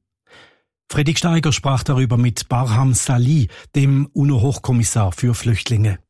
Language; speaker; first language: German; native; German